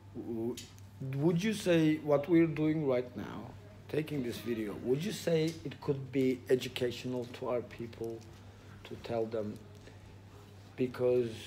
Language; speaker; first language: English; non-native, fluent; Turkish